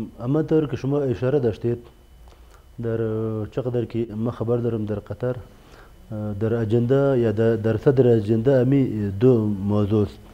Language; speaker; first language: Persian; non-native, local second language; Pashto